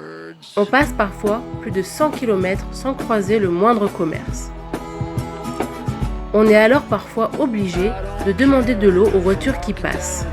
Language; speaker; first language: French; native; French